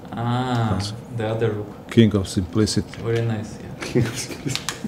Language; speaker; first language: English; non-native, fluent; Spanish